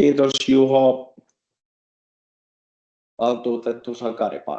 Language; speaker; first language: Finnish; native; Finnish